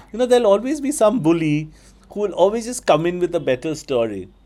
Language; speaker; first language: English; non-native, local second language; Bangla